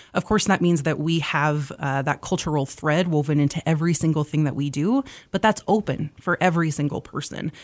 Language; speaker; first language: English; native; English